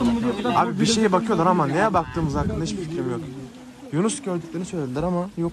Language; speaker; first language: Turkish; native; Turkish